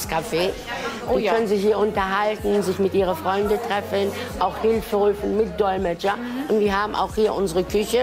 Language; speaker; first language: German; non-native, fluent; Turkish